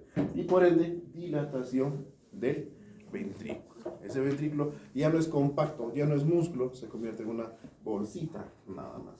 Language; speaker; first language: Spanish; native; Spanish